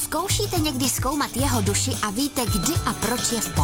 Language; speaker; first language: Czech; native; Czech